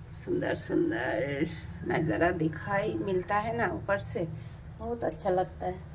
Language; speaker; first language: Hindi; non-native, local second language; Bangla